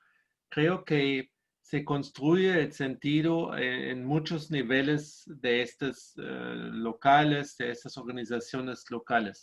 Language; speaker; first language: Spanish; non-native, fluent; German